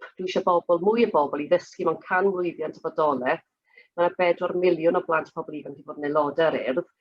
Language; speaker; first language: Welsh; native; Welsh